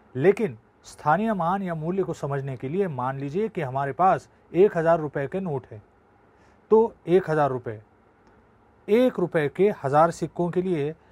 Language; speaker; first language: Hindi; non-native, local second language; Marathi